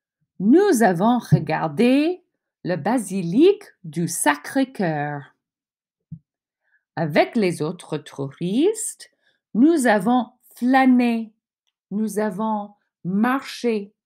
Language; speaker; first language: French; non-native, fluent; English